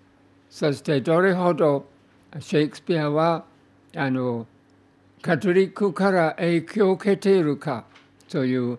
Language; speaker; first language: Japanese; non-native, fluent; English